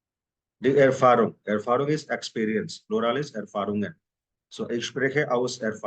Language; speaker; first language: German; non-native, fluent; Hindi